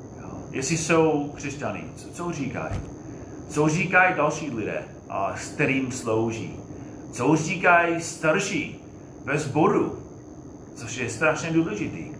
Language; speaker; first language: Czech; non-native, fluent; English